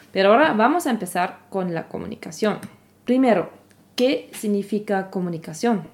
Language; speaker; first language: Spanish; non-native, fluent; German